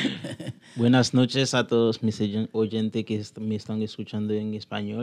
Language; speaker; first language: Spanish; non-native, fluent; Haitian Creole